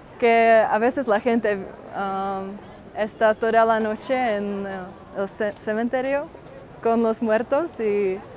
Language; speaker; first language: Spanish; non-native, fluent; Czech